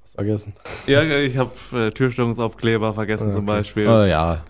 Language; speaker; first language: German; native; German